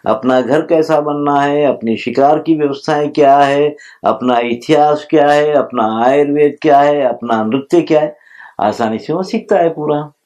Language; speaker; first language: Hindi; non-native, local second language; Telugu